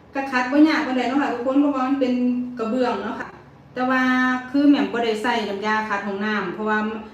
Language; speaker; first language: Thai; native; Thai